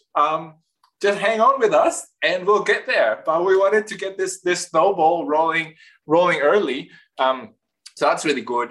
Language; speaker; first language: English; non-native, fluent; Spanish